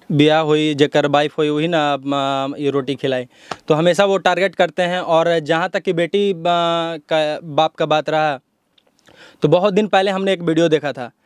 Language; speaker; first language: Hindi; native; Hindi